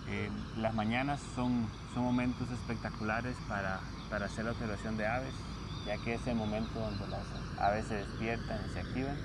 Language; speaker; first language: Spanish; native; Spanish